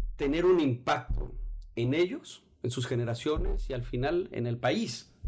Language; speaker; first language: Spanish; native; Spanish